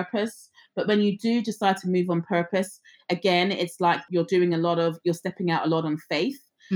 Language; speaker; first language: English; native; English